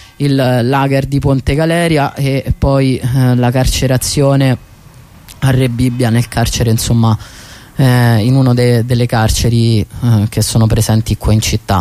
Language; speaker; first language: Italian; native; Italian